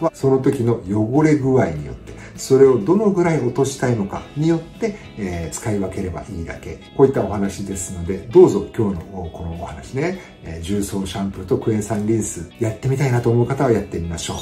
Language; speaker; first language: Japanese; native; Japanese